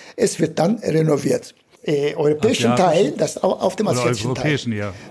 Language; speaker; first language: German; non-native, fluent; Turkish